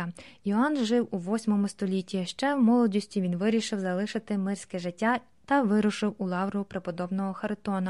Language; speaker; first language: Ukrainian; native; Ukrainian